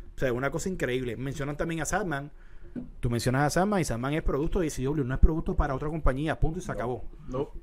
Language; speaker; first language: Spanish; native; Spanish